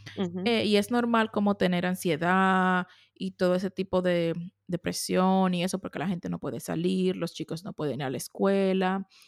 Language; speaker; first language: Spanish; native; Spanish